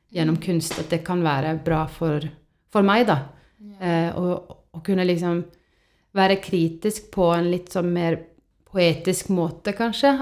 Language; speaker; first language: Norwegian; non-native, fluent; Estonian